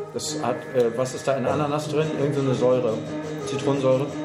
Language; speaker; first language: German; native; German